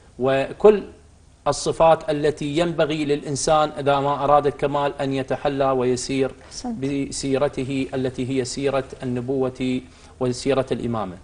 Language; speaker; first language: Arabic; native; Arabic